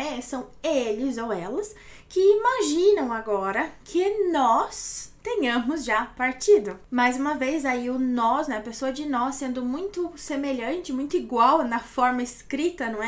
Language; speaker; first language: Portuguese; native; Portuguese